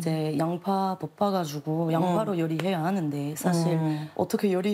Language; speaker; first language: Korean; non-native, fluent; French